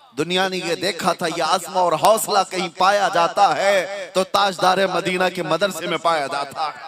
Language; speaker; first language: Hindi; non-native, local second language; Urdu